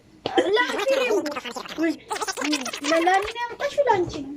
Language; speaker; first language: Arabic; non-native, learner; Amharic